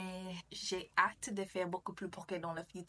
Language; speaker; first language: French; non-native, learner; English